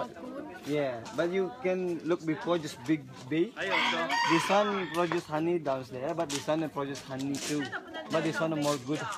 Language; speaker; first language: English; non-native, learner; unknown